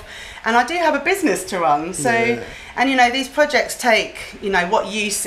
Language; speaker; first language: English; native; English